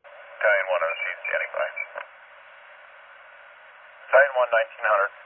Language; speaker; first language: English; native; English